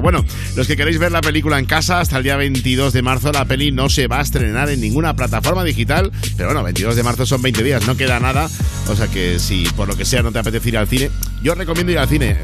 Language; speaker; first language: Spanish; native; Spanish